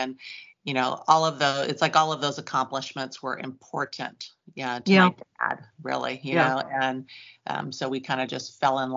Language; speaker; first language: English; native; English